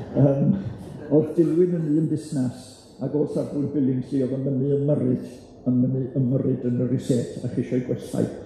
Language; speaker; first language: Welsh; native; Welsh